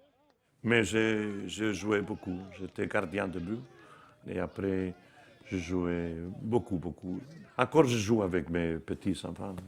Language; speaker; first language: French; non-native, fluent; Spanish